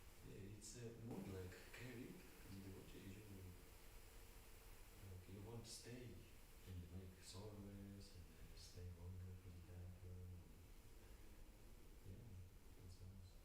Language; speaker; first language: English; non-native, learner; Russian